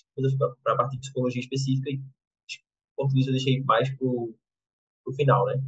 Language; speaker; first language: Portuguese; native; Portuguese